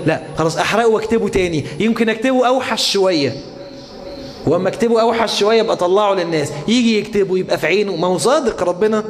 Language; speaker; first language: Arabic; native; Arabic